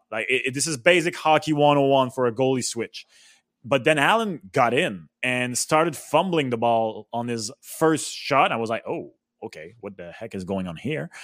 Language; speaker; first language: English; non-native, local second language; French